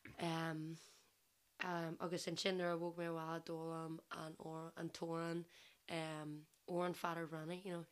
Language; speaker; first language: Irish; non-native, local second language; English